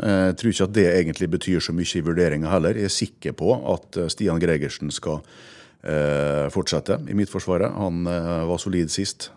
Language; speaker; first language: Norwegian; native; Norwegian